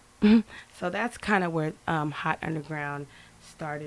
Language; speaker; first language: English; native; English